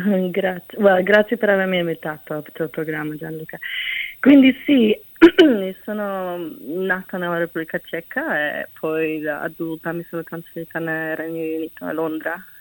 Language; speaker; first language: Italian; non-native, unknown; Czech